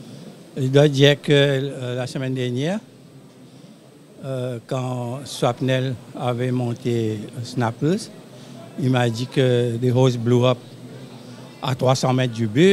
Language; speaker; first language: French; non-native, local second language; Morisyen